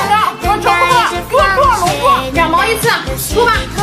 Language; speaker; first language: Chinese; native; Chinese